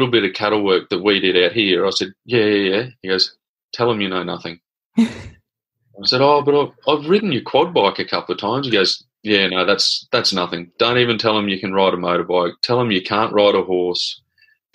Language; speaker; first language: English; native; English